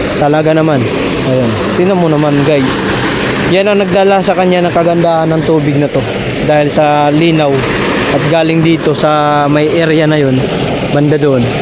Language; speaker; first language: Filipino; non-native, local second language; Waray